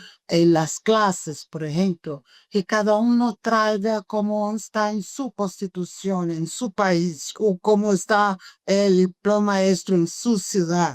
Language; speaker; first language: Spanish; non-native, fluent; Portuguese